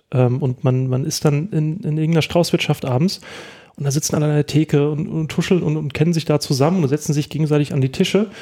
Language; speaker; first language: German; native; German